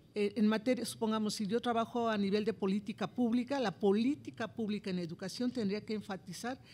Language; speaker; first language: Spanish; native; Spanish